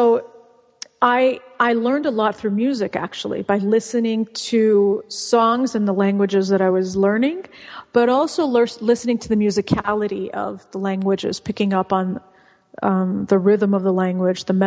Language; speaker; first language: English; early bilingual, other home language; Russian